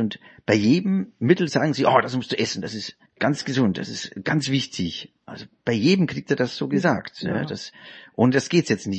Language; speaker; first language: German; native; German